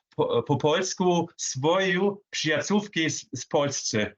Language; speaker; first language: Polish; non-native, learner; German